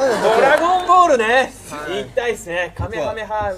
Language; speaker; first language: Japanese; native; Japanese